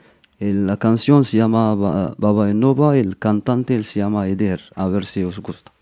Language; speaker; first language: Spanish; non-native, fluent; Berber languages